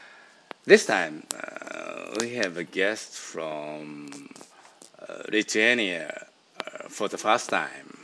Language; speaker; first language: English; non-native, learner; Japanese